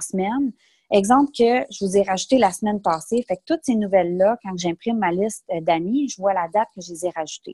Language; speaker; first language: French; native; French